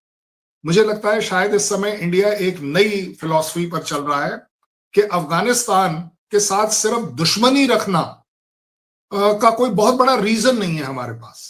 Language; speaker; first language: Hindi; native; Hindi